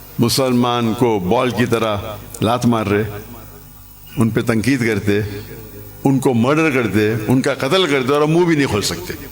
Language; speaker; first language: Urdu; non-native, local second language; English